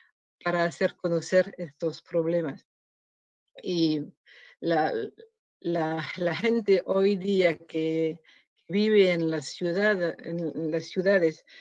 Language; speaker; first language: Spanish; non-native, learner; French